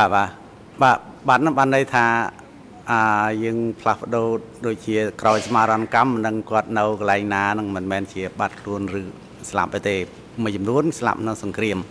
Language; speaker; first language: Khmer; non-native, local second language; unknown